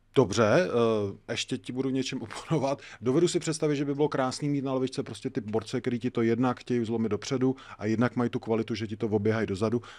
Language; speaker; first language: Czech; native; Czech